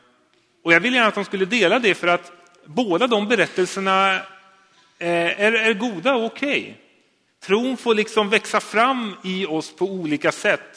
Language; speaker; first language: Swedish; native; Swedish